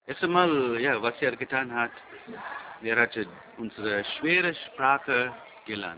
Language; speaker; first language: German; non-native, fluent; Tamil